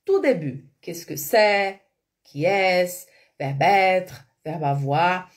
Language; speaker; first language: French; non-native, fluent; Portuguese